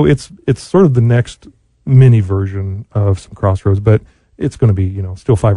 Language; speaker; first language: English; native; English